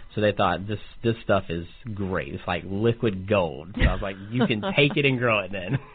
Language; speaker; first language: English; native; English